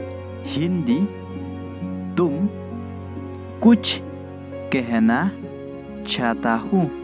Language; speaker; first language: Hindi; non-native, local second language; Khasi